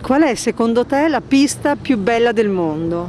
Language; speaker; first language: Italian; native; Italian